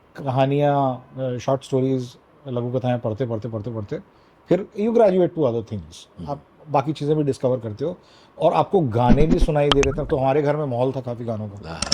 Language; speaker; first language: Hindi; native; Hindi